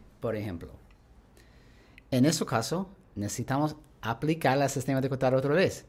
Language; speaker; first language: Spanish; non-native, learner; English